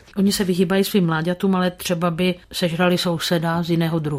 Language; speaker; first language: Czech; native; Czech